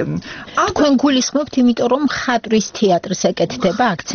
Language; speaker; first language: Georgian; native; Georgian